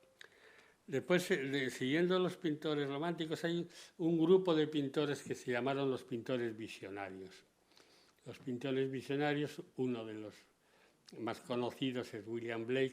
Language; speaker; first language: Spanish; native; Spanish